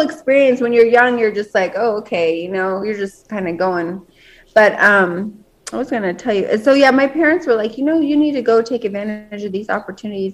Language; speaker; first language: English; native; English